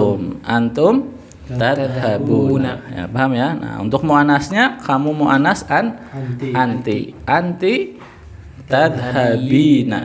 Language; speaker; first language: Indonesian; native; Indonesian